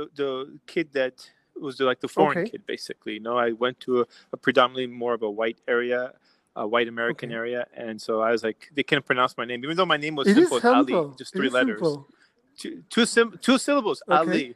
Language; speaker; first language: English; early bilingual, other home language; Persian